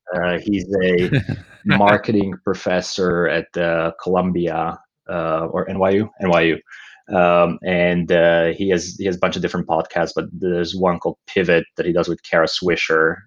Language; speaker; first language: English; non-native, fluent; Slovak